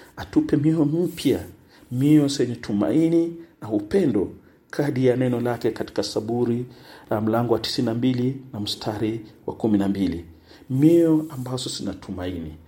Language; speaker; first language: Swahili; non-native, local second language; Luyia